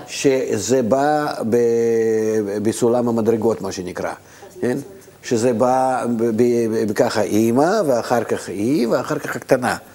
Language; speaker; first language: Hebrew; non-native, fluent; Russian